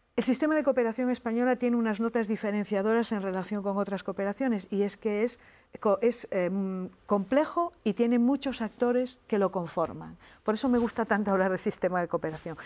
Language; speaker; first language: Spanish; native; Spanish